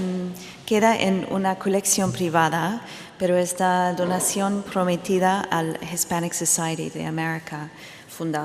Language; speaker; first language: Spanish; non-native, fluent; English